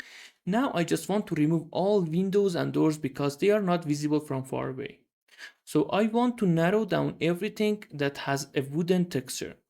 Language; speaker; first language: English; non-native, fluent; Persian